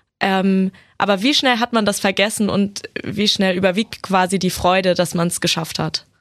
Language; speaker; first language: German; native; German